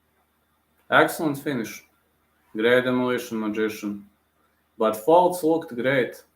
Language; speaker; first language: English; non-native, fluent; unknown